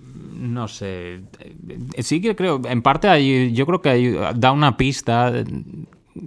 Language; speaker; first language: Spanish; native; Spanish